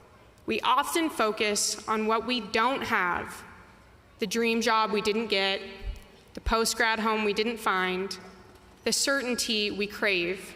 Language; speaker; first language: English; native; English